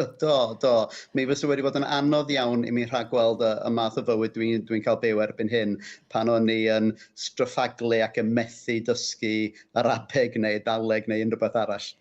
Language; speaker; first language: Welsh; non-native, local second language; English